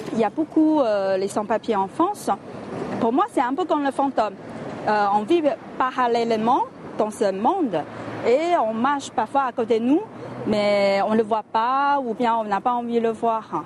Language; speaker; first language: French; non-native, fluent; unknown